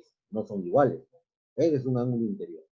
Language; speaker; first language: Spanish; native; Spanish